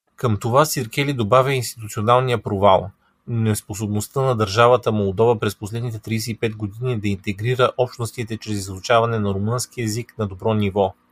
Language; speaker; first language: Bulgarian; native; Bulgarian